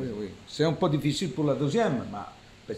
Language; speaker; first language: French; non-native, fluent; Italian